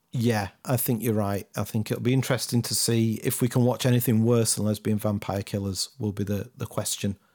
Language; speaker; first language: English; native; English